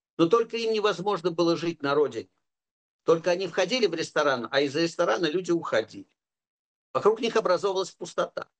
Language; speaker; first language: Russian; native; Russian